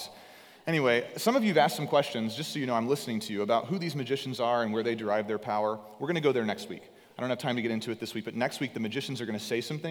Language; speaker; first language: English; native; English